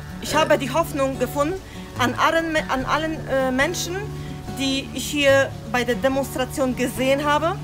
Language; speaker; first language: German; non-native, fluent; Polish